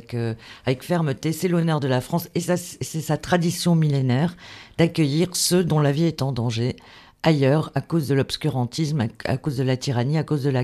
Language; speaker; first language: French; native; French